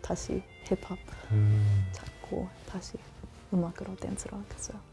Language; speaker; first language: Korean; non-native, learner; English